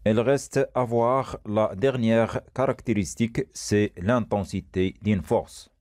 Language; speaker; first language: French; non-native, local second language; Arabic